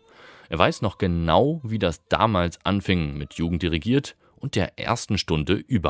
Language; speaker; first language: German; native; German